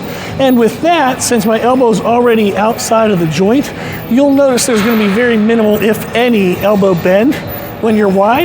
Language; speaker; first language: English; native; English